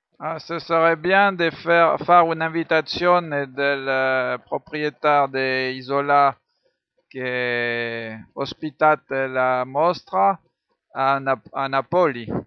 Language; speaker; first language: French; native; French